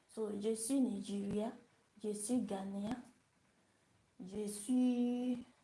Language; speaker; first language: French; non-native, learner; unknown